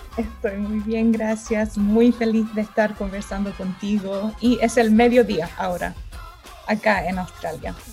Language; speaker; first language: Spanish; early bilingual, heritage; Spanish